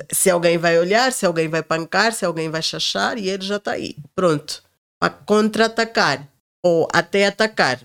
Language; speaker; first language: Portuguese; native; Portuguese